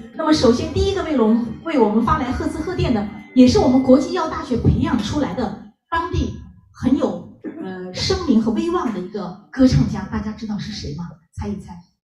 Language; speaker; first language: Chinese; native; Chinese